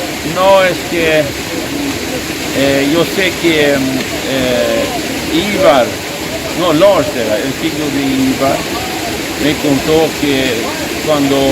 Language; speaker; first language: Spanish; non-native, fluent; Swedish